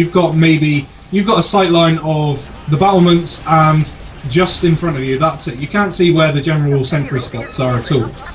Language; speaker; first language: English; native; English